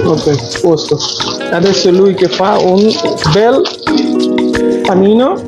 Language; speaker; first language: Italian; non-native, learner; Bangla